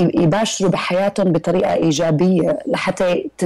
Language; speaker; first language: Arabic; early bilingual, heritage; Arabic